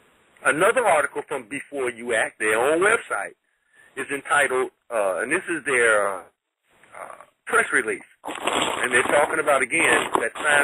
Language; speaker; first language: English; native; English